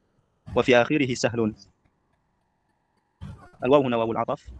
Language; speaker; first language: Arabic; non-native, fluent; Indonesian